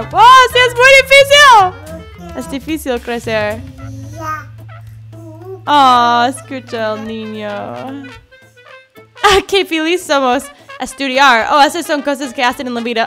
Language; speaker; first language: Spanish; non-native, learner; English